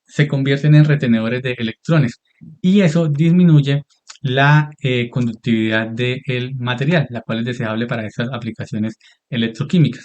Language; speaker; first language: Spanish; native; Spanish